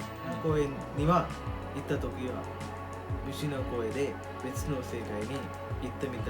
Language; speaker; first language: Japanese; non-native, learner; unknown